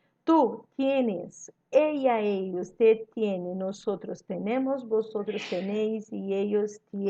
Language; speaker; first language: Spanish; non-native, learner; Portuguese